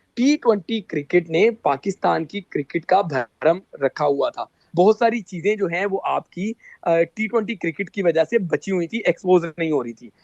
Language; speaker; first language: Urdu; non-native, local second language; Punjabi